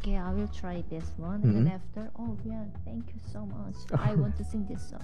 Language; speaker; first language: English; non-native, learner; Korean